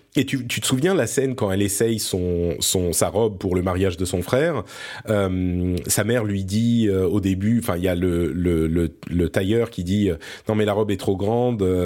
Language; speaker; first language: French; early bilingual, other home language; Arabic